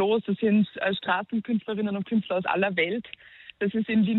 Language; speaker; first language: German; native; German